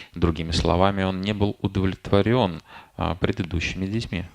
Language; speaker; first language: Russian; native; Russian